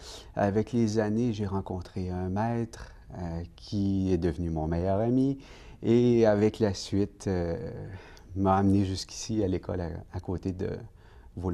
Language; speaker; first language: French; native; French